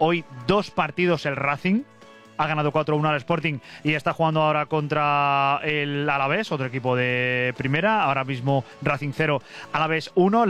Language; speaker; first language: Spanish; native; Spanish